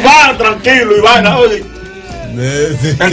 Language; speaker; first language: Spanish; native; Spanish